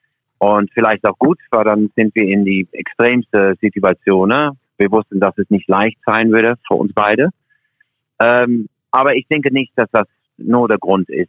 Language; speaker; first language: German; non-native, fluent; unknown